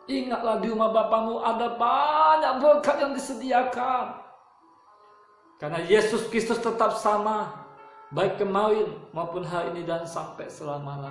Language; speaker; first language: Indonesian; native; Indonesian